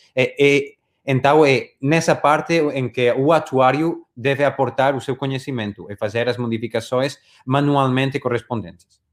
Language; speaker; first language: Portuguese; non-native, learner; Spanish